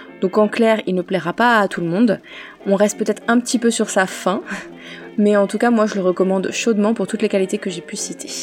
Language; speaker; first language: French; native; French